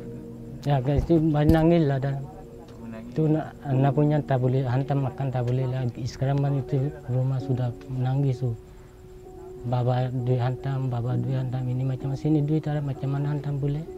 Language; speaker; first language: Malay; non-native, learner; Rohingya